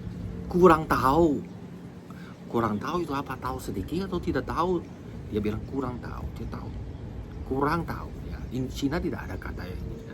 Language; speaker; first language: Indonesian; non-native, fluent; Chinese